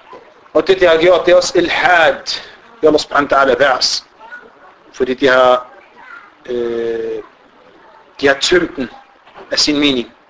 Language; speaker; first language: Danish; non-native, fluent; Arabic